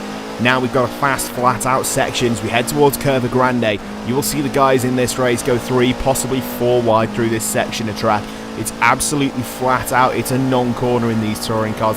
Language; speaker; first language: English; native; English